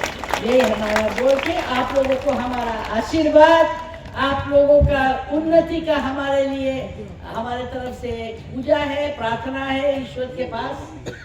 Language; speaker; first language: Hindi; non-native, local second language; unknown